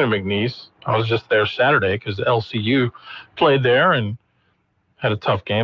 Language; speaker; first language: English; native; English